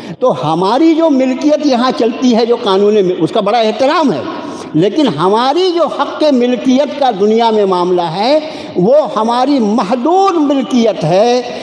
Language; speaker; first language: Urdu; native; Urdu